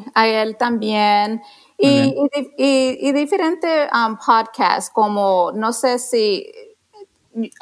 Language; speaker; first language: Spanish; non-native, fluent; English